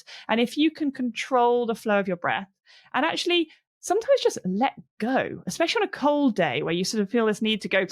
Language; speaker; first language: English; native; English